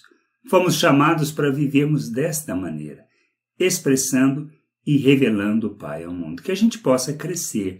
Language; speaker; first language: Portuguese; native; Portuguese